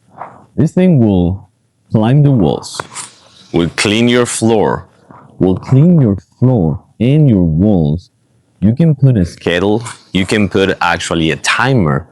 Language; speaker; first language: English; non-native, fluent; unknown